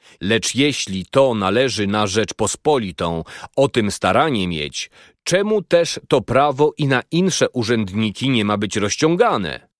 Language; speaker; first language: Polish; native; Polish